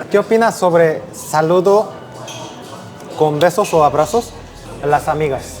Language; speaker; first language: Spanish; non-native, fluent; Korean